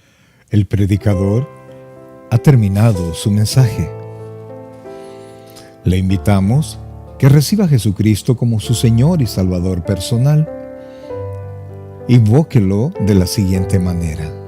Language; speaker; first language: Spanish; native; Spanish